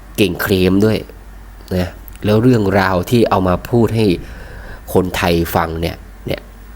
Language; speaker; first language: Thai; native; Thai